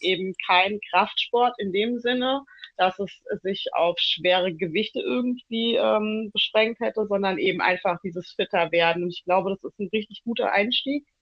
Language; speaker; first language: German; early bilingual, other home language; Italian